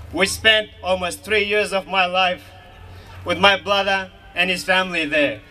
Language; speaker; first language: English; early bilingual, other home language; Hazaragi